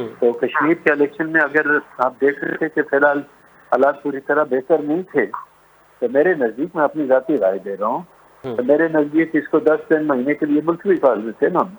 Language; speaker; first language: Urdu; non-native, local second language; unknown